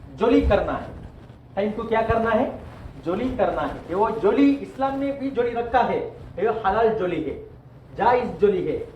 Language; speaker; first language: Urdu; non-native, learner; Tamil